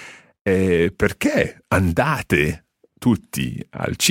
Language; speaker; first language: Italian; non-native, fluent; English